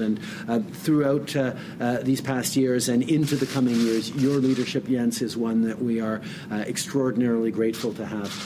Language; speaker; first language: English; early bilingual, other home language; French